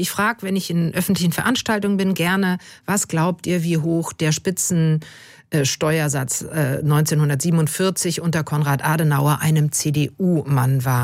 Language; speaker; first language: German; native; German